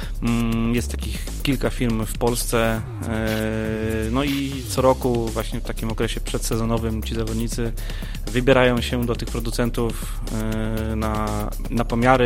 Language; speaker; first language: Polish; native; Polish